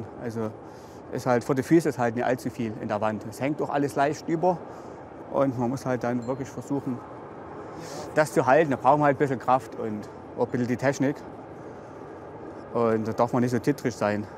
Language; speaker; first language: German; native; German